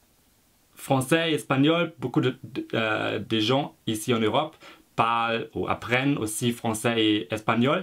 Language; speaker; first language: French; non-native, fluent; German